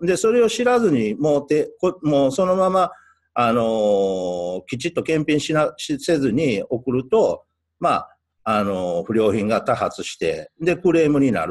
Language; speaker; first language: Japanese; native; Japanese